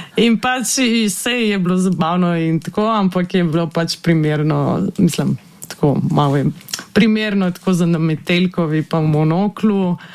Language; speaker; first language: Slovenian; native; Slovenian